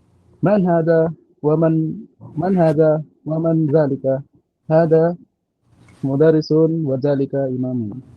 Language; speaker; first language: Arabic; non-native, learner; Filipino